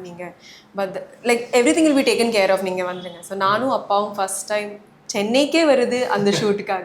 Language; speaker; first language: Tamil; early bilingual, heritage; Tamil